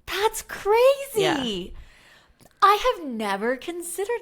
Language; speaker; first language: English; native; English